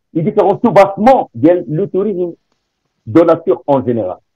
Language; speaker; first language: French; non-native, local second language; Arabic